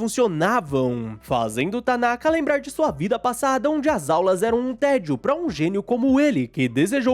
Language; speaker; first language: Portuguese; native; Portuguese